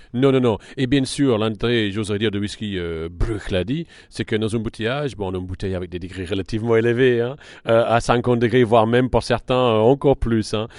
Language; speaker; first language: French; non-native, fluent; English